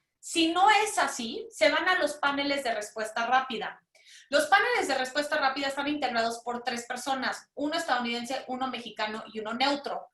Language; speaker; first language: Spanish; native; Spanish